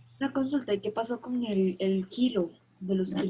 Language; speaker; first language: Spanish; native; Spanish